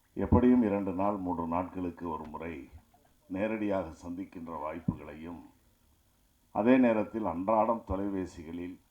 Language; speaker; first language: Tamil; native; Tamil